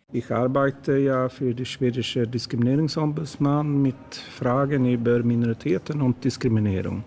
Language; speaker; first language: German; non-native, learner; Swedish